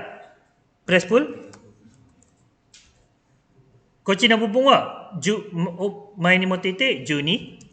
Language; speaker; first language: Japanese; non-native, fluent; Malay